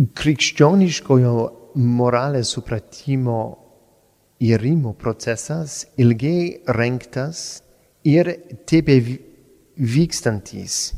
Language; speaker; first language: Lithuanian; non-native, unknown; English